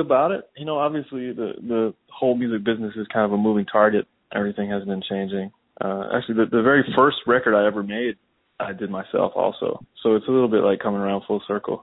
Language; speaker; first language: English; native; English